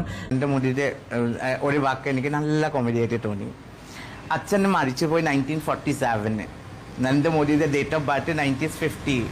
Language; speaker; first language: Malayalam; non-native, fluent; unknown